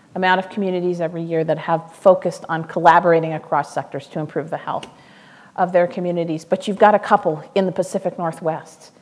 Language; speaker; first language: English; native; English